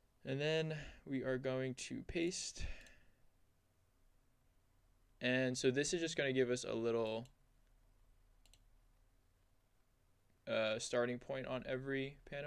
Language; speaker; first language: English; native; English